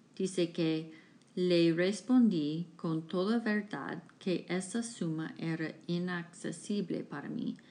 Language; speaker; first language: Spanish; non-native, learner; English